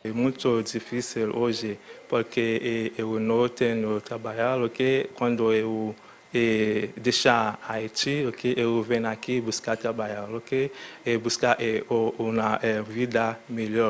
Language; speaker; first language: Portuguese; non-native, learner; Haitian Creole